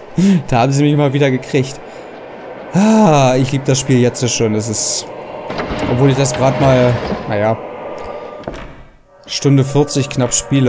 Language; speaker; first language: German; native; German